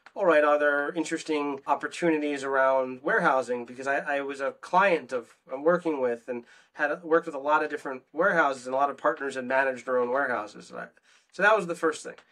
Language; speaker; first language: English; native; English